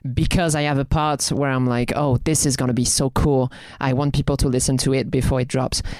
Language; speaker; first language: English; non-native, fluent; French